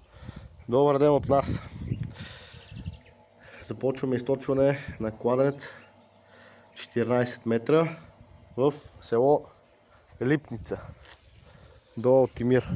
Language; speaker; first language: Bulgarian; native; Bulgarian